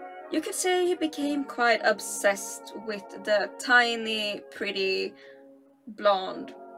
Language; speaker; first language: English; non-native, fluent; Swedish